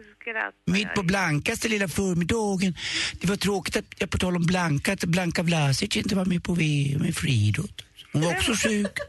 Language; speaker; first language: Swedish; native; Swedish